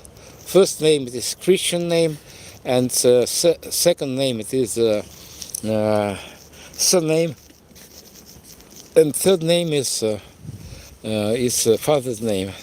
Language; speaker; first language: English; non-native, fluent; Russian